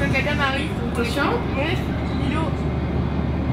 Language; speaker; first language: French; native; French